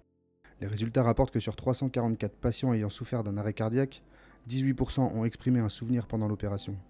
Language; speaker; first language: French; native; French